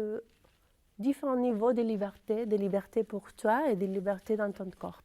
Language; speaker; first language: French; non-native, fluent; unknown